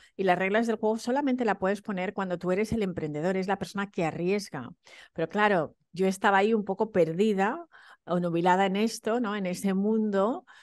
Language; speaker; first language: Spanish; early bilingual, other home language; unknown